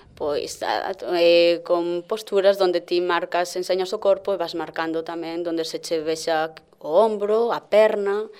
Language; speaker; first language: Galician; native; Galician